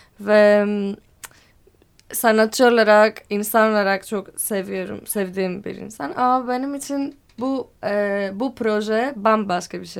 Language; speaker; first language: Turkish; non-native, fluent; Greek